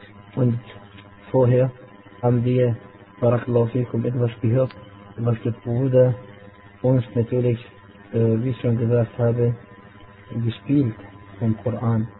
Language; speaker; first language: German; non-native, fluent; Arabic